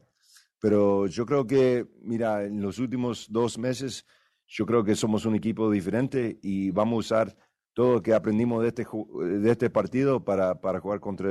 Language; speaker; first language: Spanish; early bilingual, heritage; Spanish